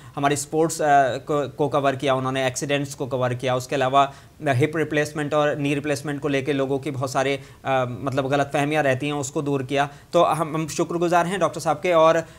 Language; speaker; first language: Hindi; non-native, local second language; Urdu